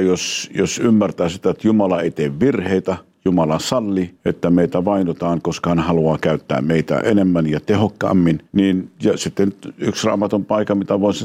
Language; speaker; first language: Finnish; non-native, fluent; Hebrew